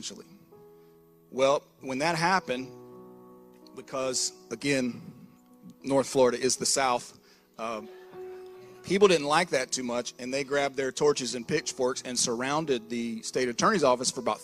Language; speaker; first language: English; native; English